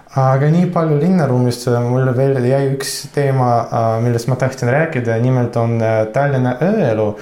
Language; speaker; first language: Estonian; non-native, local second language; Russian